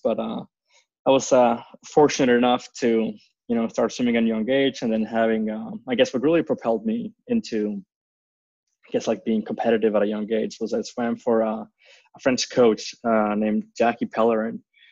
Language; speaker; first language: English; non-native, fluent; Icelandic